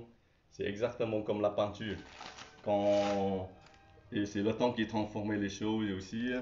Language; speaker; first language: French; non-native, learner; Chinese